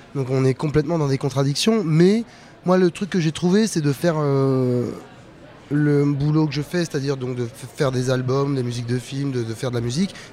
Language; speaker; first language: French; native; French